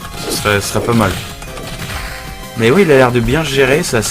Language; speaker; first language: French; native; French